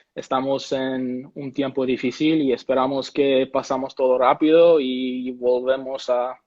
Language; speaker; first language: Spanish; non-native, learner; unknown